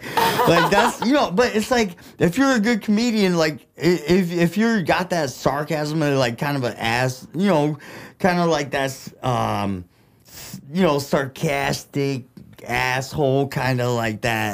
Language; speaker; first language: English; early bilingual, other home language; Russian